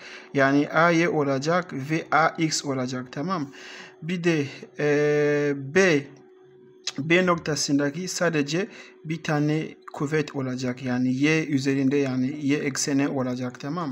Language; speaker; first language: Turkish; non-native, learner; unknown